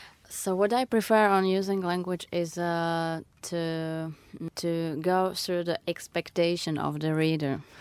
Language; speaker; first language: English; non-native, fluent; Slovak